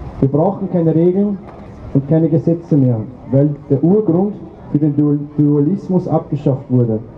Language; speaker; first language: German; native; German